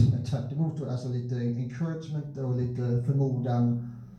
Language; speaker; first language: Swedish; non-native, fluent; English